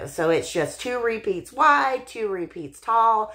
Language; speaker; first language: English; native; English